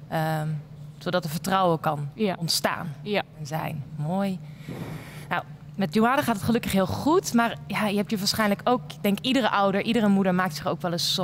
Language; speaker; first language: Dutch; native; Dutch